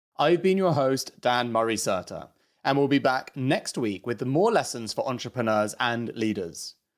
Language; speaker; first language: English; native; English